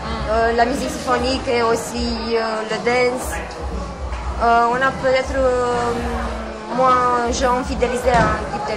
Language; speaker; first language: French; non-native, fluent; Romanian